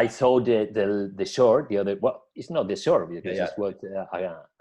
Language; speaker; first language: English; non-native, learner; Spanish